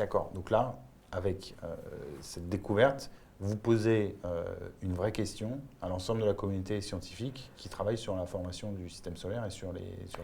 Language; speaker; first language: French; native; French